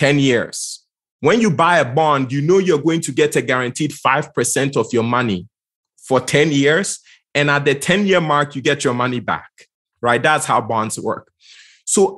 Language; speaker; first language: English; non-native, local second language; Akan